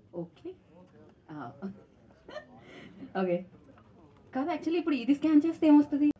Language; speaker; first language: Telugu; native; Telugu